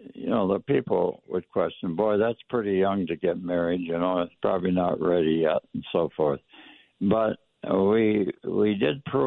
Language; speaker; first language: English; native; English